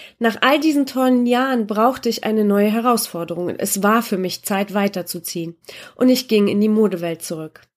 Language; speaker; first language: German; early bilingual, other home language; Polish